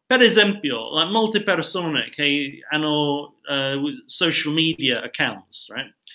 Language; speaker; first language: Italian; non-native, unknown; English